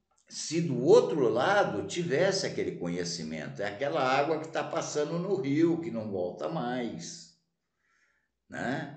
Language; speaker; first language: Portuguese; native; Portuguese